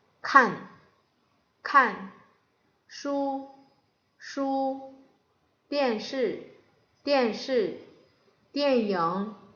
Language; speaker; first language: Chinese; non-native, fluent; Korean